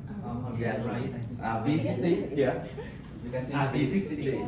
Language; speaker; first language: English; non-native, learner; Vietnamese